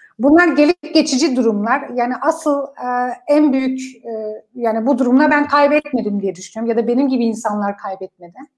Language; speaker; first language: Turkish; non-native, fluent; Kurdish